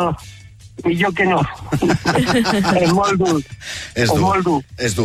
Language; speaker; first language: Catalan; non-native, local second language; Spanish